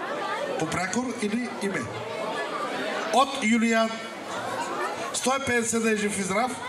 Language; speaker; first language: Bulgarian; non-native, local second language; Turkish